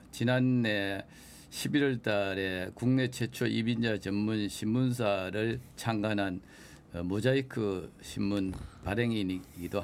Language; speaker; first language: Korean; native; Korean